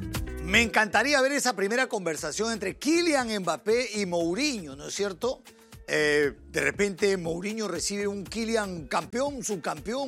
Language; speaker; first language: Spanish; native; Spanish